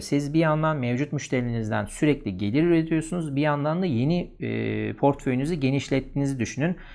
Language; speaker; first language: Turkish; native; Turkish